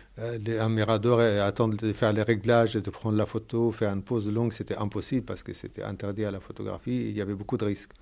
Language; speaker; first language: French; non-native, fluent; Arabic